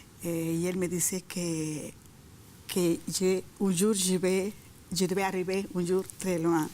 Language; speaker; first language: French; non-native, fluent; Spanish